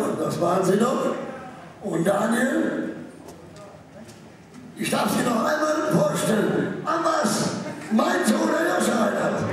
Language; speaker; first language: German; non-native, local second language; Romany